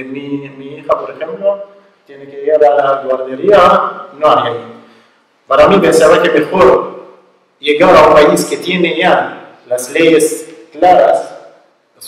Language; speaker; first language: Spanish; non-native, learner; Arabic